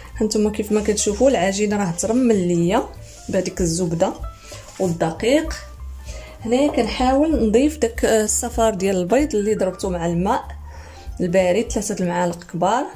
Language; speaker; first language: Arabic; native; Arabic